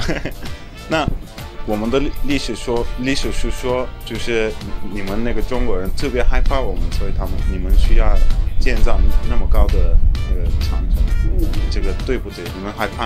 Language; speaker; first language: Chinese; non-native, learner; Turkish